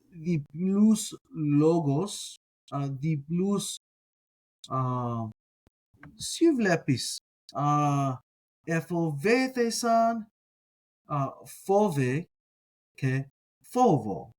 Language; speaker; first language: Greek; non-native, fluent; English